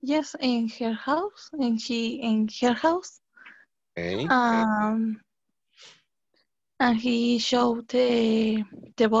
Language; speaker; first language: English; non-native, learner; Spanish